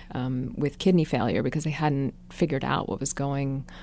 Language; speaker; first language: English; native; English